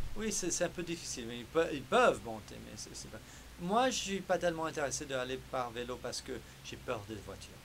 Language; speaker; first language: French; non-native, fluent; English